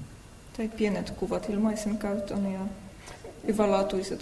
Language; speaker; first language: Finnish; non-native, fluent; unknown